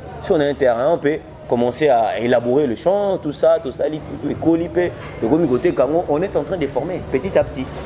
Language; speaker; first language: French; non-native, local second language; Lingala